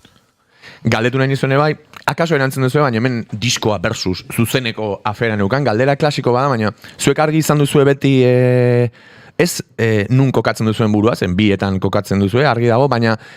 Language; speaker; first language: Basque; native; Basque